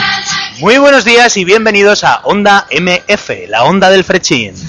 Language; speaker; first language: Spanish; native; Spanish